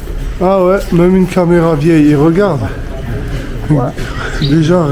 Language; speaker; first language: French; native; French